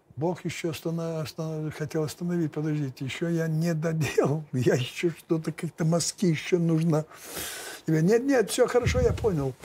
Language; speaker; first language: Russian; non-native, fluent; Lithuanian